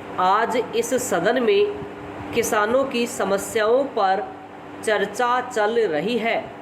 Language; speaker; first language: Hindi; native; Hindi